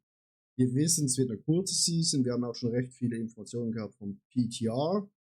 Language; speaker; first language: German; native; German